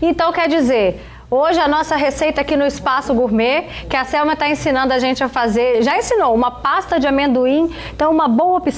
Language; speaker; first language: Portuguese; native; Portuguese